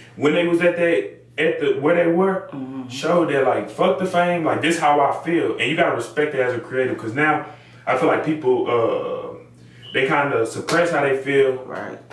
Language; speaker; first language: English; native; English